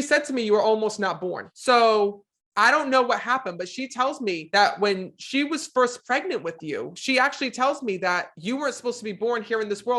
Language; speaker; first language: English; native; English